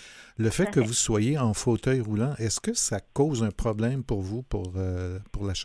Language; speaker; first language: French; native; French